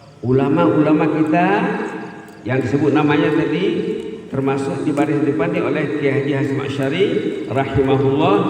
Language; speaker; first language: Indonesian; non-native, local second language; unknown